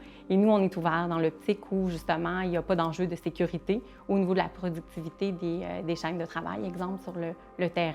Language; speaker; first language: French; native; French